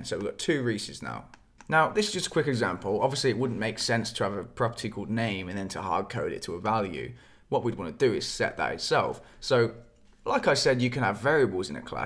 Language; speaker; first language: English; native; English